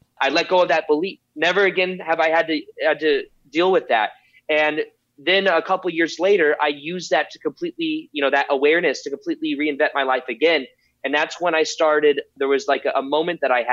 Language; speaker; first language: English; native; English